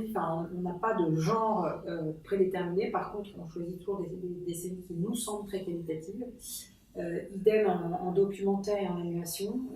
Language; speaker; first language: French; native; French